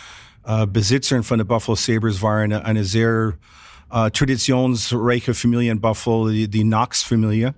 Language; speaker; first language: German; non-native, fluent; English